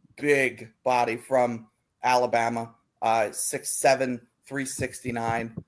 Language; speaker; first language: English; native; English